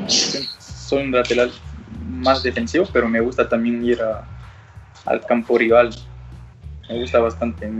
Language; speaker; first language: Spanish; early bilingual, other home language; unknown